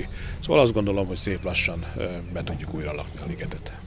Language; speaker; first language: Hungarian; native; Hungarian